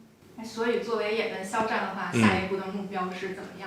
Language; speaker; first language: Chinese; native; Chinese